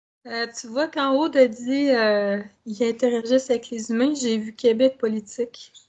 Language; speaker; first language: French; native; French